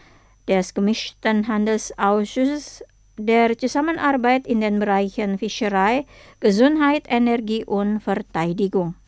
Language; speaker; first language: German; non-native, fluent; Indonesian